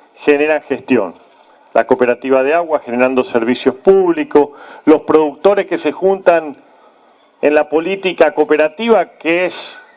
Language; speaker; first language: Spanish; native; Spanish